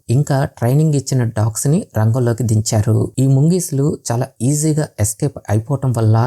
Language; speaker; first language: Telugu; native; Telugu